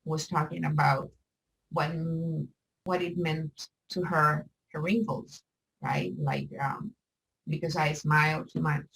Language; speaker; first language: English; non-native, learner; Spanish